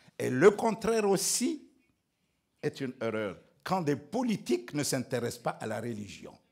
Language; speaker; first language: French; non-native, local second language; Ngazidja Comorian